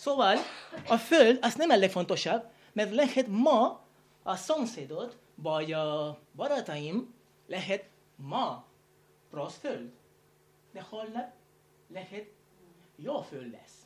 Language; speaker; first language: Hungarian; non-native, learner; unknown